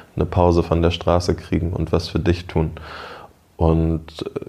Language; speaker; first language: German; native; German